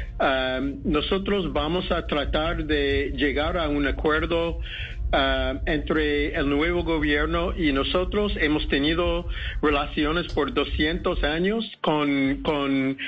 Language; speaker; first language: Spanish; non-native, fluent; English